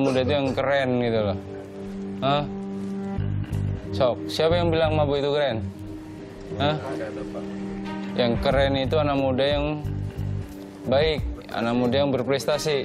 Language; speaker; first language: Indonesian; native; Indonesian